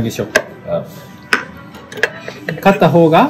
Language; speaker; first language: Japanese; native; Japanese